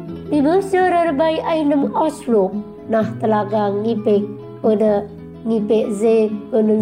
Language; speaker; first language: German; non-native, fluent; Indonesian